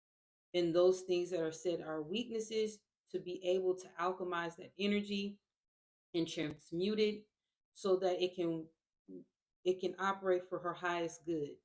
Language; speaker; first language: English; native; English